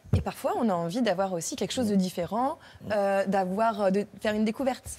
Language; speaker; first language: French; native; French